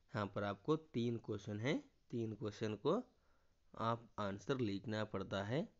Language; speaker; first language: Hindi; non-native, local second language; Kannada